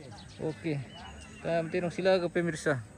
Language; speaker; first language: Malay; non-native, local second language; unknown